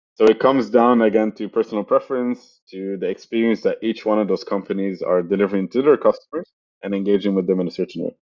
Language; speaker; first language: English; non-native, fluent; Arabic